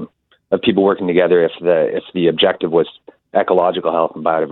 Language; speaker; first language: English; native; English